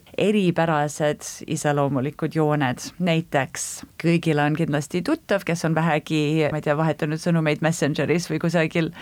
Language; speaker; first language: Estonian; early bilingual, heritage; Estonian